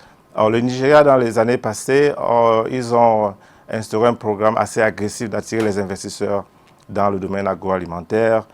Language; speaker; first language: French; native; French